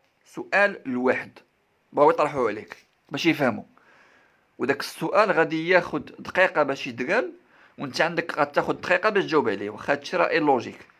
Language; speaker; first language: Arabic; native; Arabic